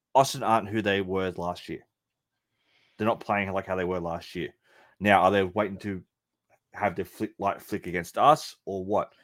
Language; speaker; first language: English; native; English